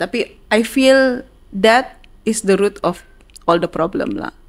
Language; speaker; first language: English; non-native, local second language; Malay